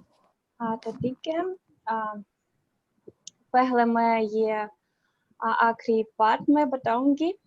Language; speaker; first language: Hindi; non-native, learner; Russian